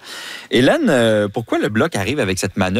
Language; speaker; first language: French; native; French